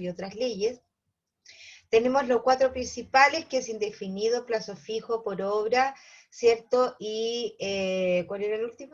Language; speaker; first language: Spanish; native; Spanish